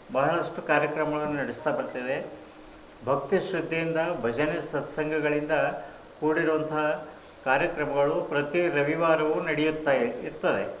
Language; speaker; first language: Kannada; native; Kannada